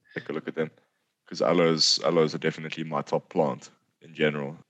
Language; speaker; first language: English; native; English